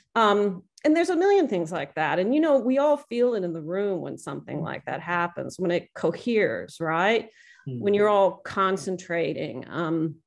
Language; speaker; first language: English; native; English